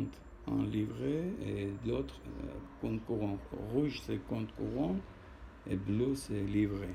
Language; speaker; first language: French; non-native, learner; Armenian